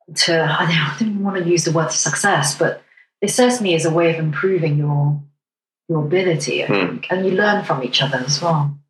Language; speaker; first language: English; non-native, local second language; Cantonese